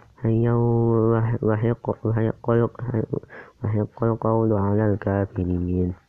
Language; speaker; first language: Arabic; non-native, learner; Indonesian